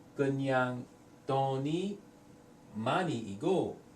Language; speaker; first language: Korean; non-native, learner; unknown